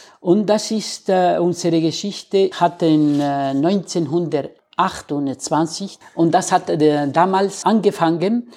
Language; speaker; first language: German; non-native, fluent; Spanish